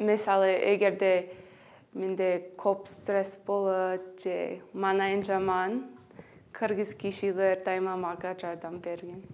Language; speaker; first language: Kyrgyz; non-native, learner; English